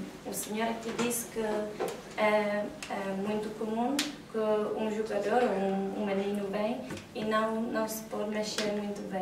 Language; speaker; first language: Portuguese; non-native, fluent; Czech